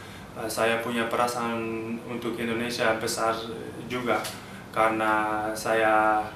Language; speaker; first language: Indonesian; early bilingual, heritage; Dutch